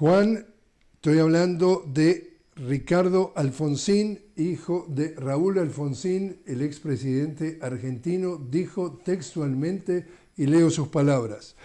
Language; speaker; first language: Spanish; native; Spanish